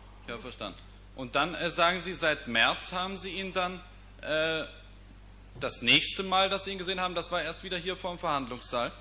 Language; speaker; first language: German; native; German